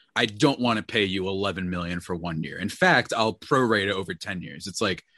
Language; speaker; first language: English; native; English